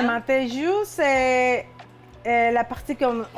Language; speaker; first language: French; non-native, fluent; Spanish